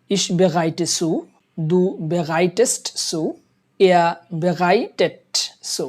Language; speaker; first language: German; non-native, fluent; Bangla